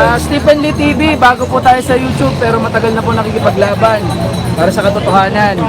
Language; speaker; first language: Filipino; native; Filipino